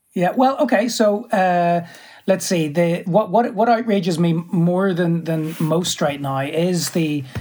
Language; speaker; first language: English; native; English